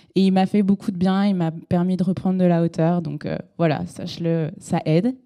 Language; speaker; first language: French; native; French